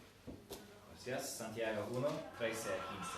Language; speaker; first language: Spanish; non-native, fluent; English